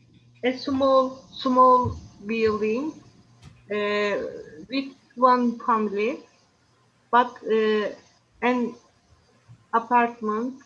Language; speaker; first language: English; non-native, learner; Turkish